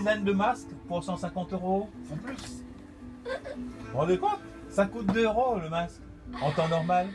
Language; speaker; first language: French; native; French